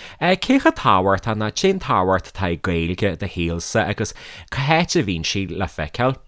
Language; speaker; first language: Irish; native; Irish